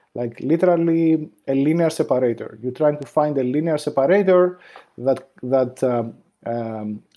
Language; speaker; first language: English; non-native, fluent; Greek